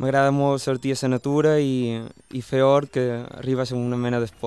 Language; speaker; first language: Catalan; native; Catalan